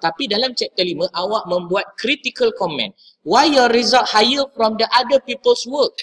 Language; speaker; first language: English; non-native, local second language; Malay